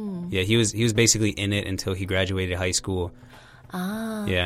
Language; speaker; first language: English; native; English